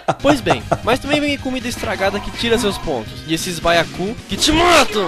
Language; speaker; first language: Portuguese; native; Portuguese